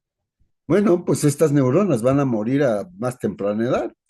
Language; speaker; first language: Spanish; native; Spanish